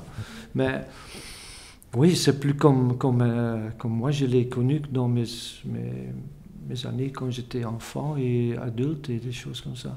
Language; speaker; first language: French; non-native, fluent; Dutch